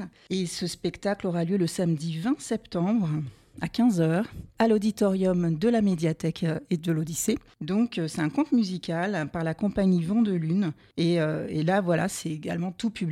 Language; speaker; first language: French; native; French